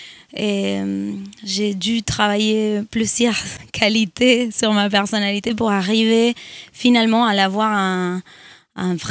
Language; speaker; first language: French; non-native, fluent; Spanish